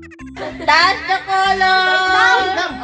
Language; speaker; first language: English; non-native, local second language; Filipino